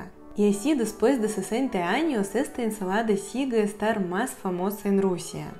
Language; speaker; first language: Spanish; non-native, fluent; Russian